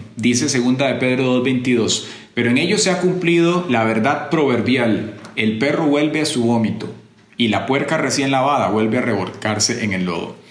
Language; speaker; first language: Spanish; native; Spanish